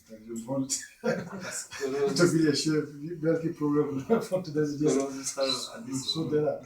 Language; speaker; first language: Czech; native; Czech